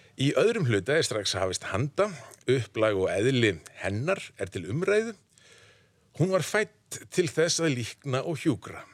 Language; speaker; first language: Icelandic; native; Icelandic